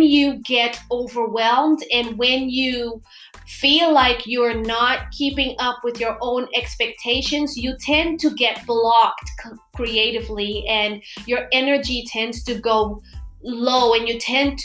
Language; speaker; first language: English; non-native, fluent; Papiamento